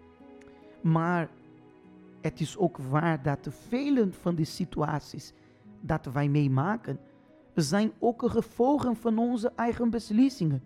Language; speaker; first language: Dutch; non-native, fluent; Portuguese